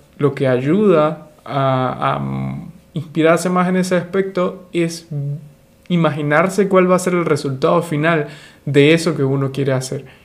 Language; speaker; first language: Spanish; native; Spanish